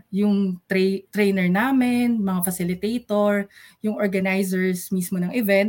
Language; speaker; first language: English; non-native, local second language; Pampanga